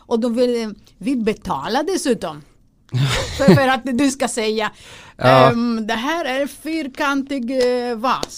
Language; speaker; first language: Swedish; non-native, fluent; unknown